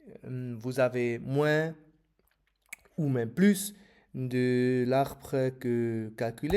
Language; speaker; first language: French; non-native, fluent; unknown